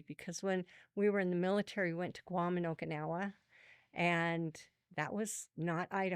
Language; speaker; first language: English; native; English